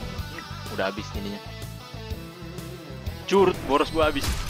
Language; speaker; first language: Indonesian; native; Indonesian